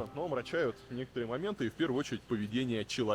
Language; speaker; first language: Russian; native; Russian